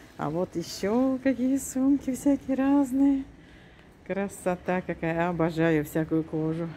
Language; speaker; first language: Russian; native; Russian